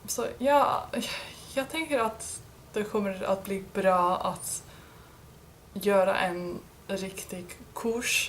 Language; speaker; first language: Swedish; non-native, learner; English